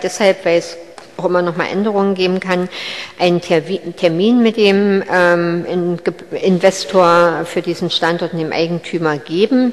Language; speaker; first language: German; native; German